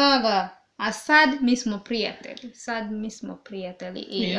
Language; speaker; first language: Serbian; non-native, learner; English